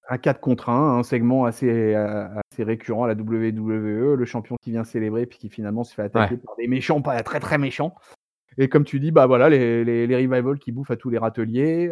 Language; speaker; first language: French; native; French